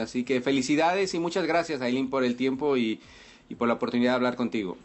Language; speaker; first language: Spanish; native; Spanish